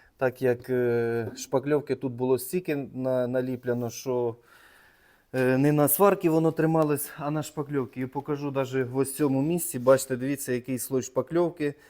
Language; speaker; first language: Ukrainian; native; Ukrainian